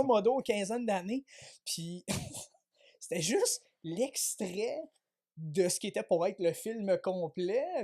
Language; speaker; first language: French; native; French